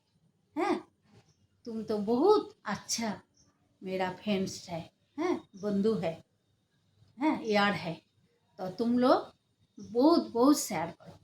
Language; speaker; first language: Hindi; non-native, learner; Bangla